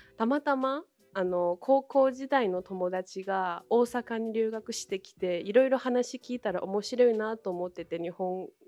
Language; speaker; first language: Japanese; non-native, fluent; Chinese